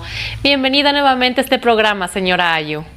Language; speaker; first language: Spanish; native; Spanish